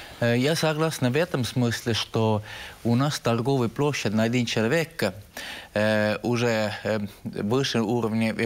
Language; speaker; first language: Russian; non-native, local second language; Estonian